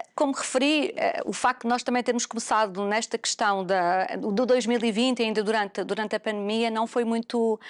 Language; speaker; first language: Portuguese; native; Portuguese